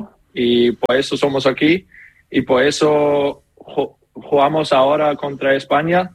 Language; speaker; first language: Spanish; non-native, learner; German